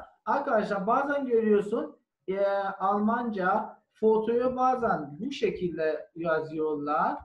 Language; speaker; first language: Turkish; non-native, learner; German